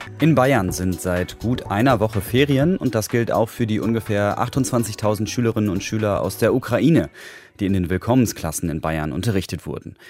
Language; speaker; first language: German; native; German